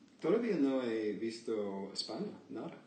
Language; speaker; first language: Spanish; non-native, learner; English